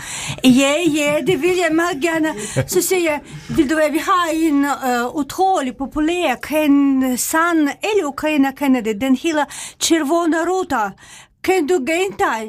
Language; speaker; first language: Danish; non-native, fluent; Ukrainian